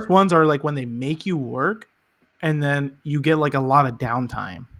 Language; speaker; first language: English; native; English